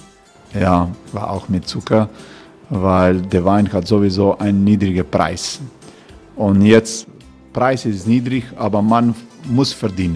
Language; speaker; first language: German; non-native, fluent; Croatian